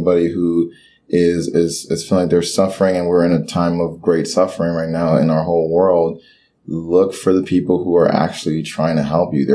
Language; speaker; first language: English; early bilingual, other home language; Haitian Creole